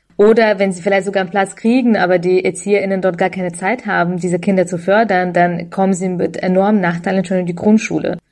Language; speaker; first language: German; early bilingual, other home language; Russian